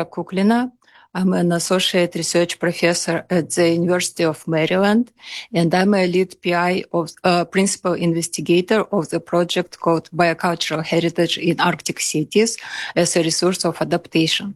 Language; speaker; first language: English; non-native, fluent; Russian